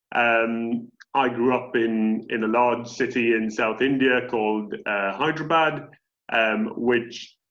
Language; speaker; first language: English; native; English